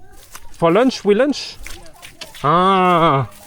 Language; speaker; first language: English; non-native, learner; French